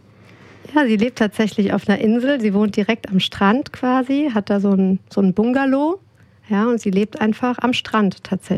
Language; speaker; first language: German; native; German